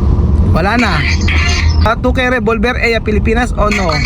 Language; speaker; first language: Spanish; non-native, learner; Filipino